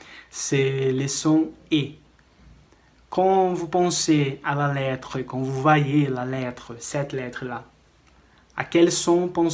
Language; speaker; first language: French; non-native, fluent; Portuguese